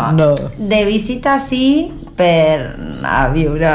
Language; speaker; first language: Catalan; non-native, learner; Spanish